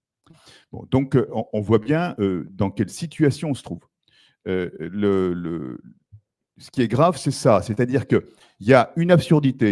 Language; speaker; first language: French; native; French